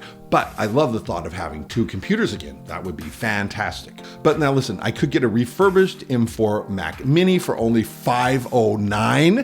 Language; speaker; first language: English; native; English